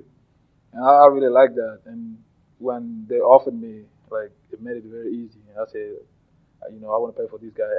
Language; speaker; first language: English; non-native, local second language; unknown